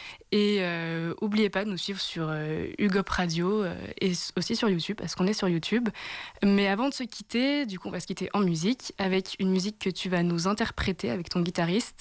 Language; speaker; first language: French; native; French